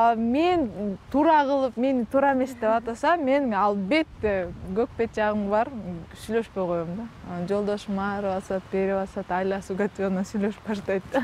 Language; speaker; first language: Kyrgyz; non-native, local second language; Russian